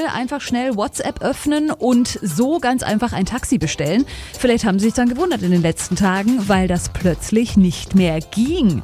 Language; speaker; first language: German; native; German